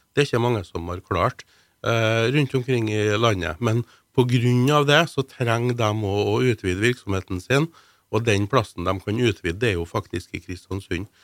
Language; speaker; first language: Norwegian; native; Norwegian